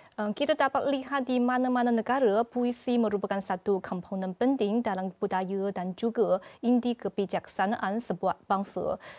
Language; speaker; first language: Malay; non-native, fluent; Chinese